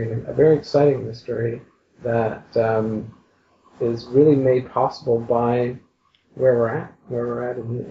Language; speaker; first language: English; native; English